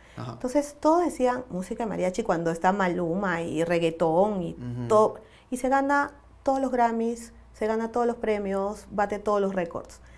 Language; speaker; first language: Spanish; native; Spanish